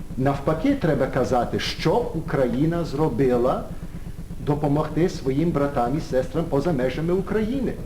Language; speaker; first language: Ukrainian; early bilingual, heritage; Ukrainian